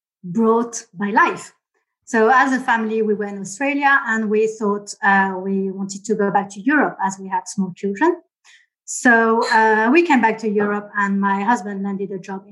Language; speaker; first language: English; native; English